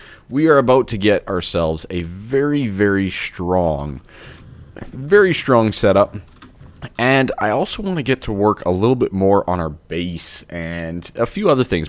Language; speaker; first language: English; native; English